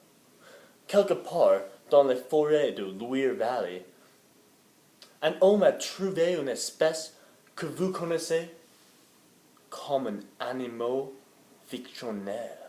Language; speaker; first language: French; non-native, learner; English